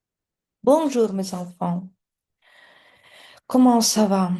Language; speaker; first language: French; non-native, fluent; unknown